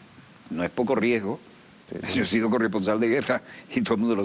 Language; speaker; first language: Spanish; native; Spanish